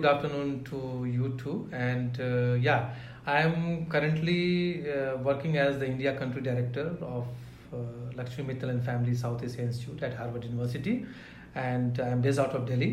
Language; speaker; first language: English; non-native, local second language; Hindi